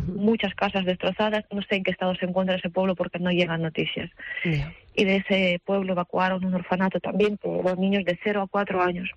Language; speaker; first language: Spanish; non-native, fluent; Russian